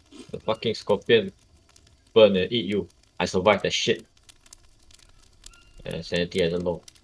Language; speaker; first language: English; non-native, local second language; Chinese